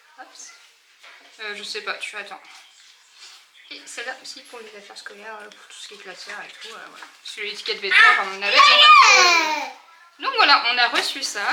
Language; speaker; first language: French; native; French